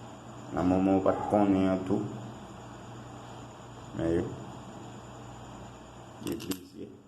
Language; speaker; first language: French; non-native, learner; Haitian Creole